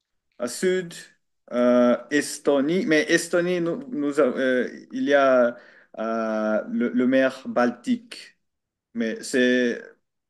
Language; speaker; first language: French; non-native, learner; Finnish